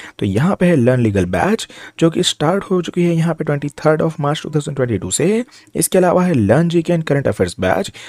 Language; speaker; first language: Hindi; non-native, local second language; Gujarati